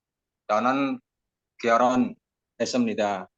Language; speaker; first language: Korean; non-native, learner; Indonesian